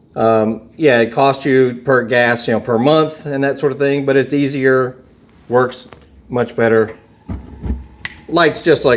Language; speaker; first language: English; native; English